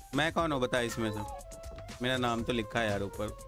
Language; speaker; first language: Hindi; native; Hindi